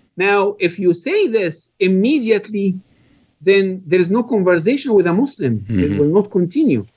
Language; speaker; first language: English; non-native, fluent; Arabic